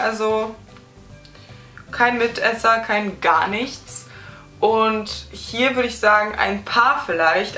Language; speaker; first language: German; native; German